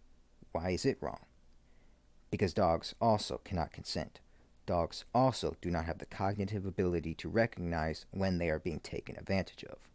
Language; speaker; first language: English; native; English